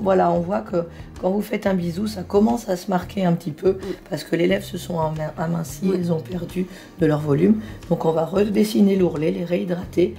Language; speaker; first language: French; native; French